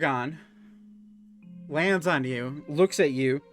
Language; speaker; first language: English; native; English